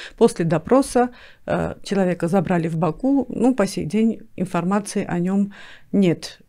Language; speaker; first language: Russian; non-native, local second language; Armenian